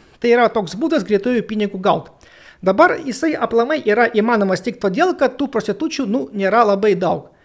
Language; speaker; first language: Lithuanian; non-native, local second language; Russian